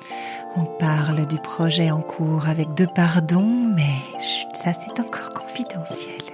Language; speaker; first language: French; native; French